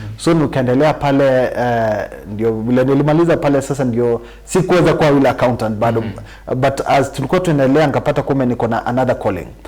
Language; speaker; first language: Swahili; non-native, local second language; Gusii